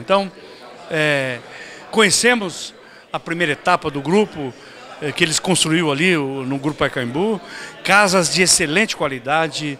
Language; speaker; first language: Portuguese; native; Portuguese